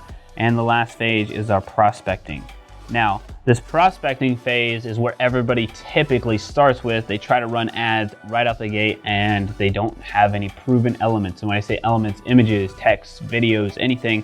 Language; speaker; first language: English; native; English